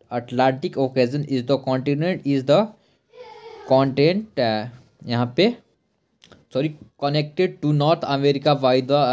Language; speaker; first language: Hindi; native; Hindi